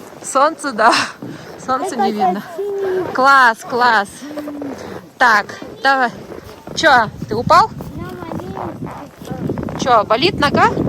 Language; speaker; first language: Russian; native; Russian